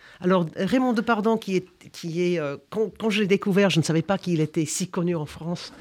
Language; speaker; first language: French; non-native, fluent; English